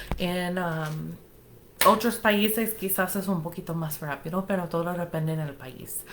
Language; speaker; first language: Spanish; non-native, fluent; English